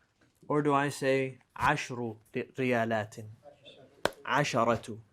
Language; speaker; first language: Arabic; non-native, fluent; English